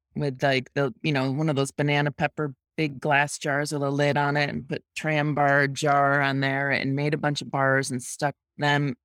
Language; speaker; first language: English; native; English